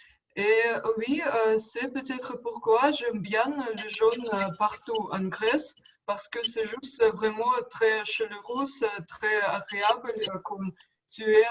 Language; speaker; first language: French; non-native, learner; Russian